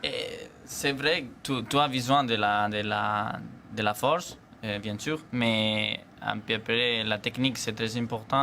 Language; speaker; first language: French; non-native, learner; Spanish